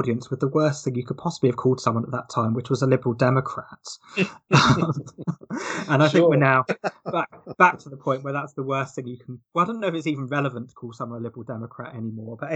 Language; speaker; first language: English; native; English